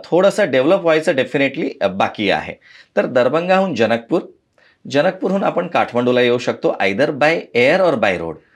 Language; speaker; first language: Marathi; non-native, fluent; Nepali